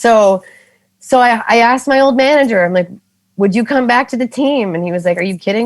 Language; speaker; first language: English; native; English